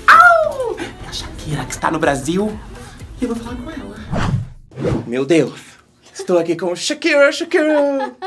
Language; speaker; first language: Portuguese; native; Portuguese